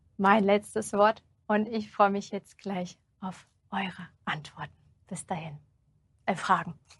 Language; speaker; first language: German; early bilingual, other home language; Russian